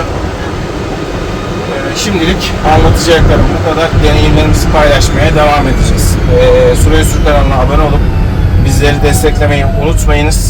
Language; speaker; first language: Turkish; native; Turkish